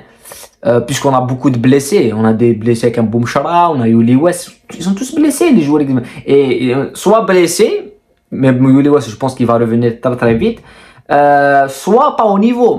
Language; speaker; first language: French; non-native, local second language; Kabyle